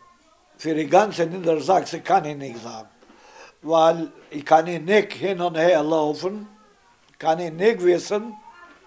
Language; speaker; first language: German; non-native, learner; Romany